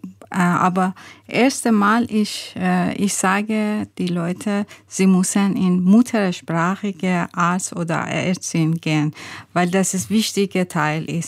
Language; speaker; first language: German; non-native, learner; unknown